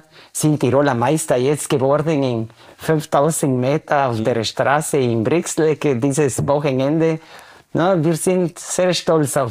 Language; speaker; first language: German; non-native, fluent; Spanish